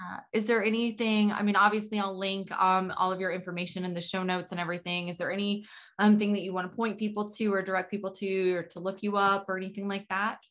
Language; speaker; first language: English; native; English